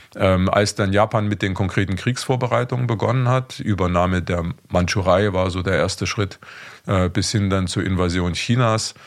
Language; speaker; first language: German; native; German